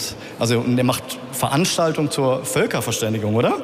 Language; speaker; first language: German; native; German